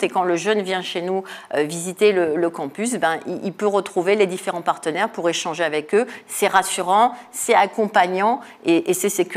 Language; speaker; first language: French; native; French